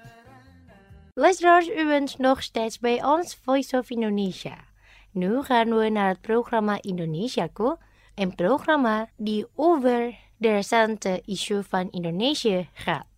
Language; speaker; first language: Dutch; non-native, local second language; Indonesian